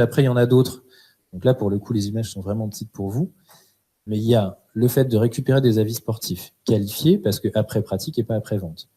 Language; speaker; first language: French; native; French